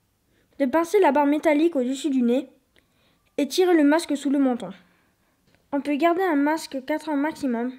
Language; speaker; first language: French; native; French